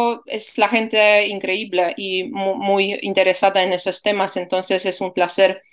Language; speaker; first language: Spanish; non-native, fluent; Polish